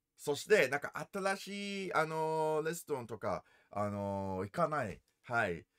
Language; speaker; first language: Japanese; non-native, learner; English